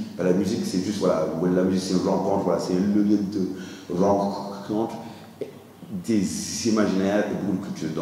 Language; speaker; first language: French; non-native, local second language; Wolof